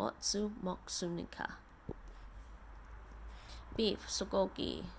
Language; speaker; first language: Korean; non-native, learner; English